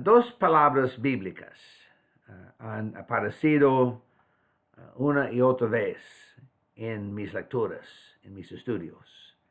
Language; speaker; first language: Spanish; non-native, fluent; English